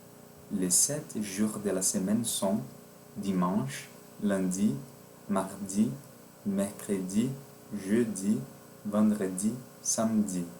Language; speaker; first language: French; non-native, fluent; Portuguese